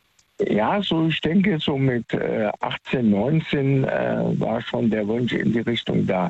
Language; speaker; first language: German; native; German